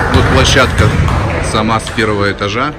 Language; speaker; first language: Russian; native; Russian